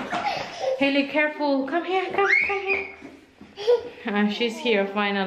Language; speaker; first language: English; non-native, local second language; Filipino